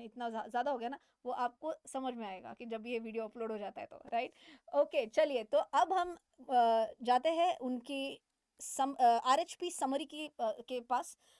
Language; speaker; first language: Hindi; non-native, local second language; Marathi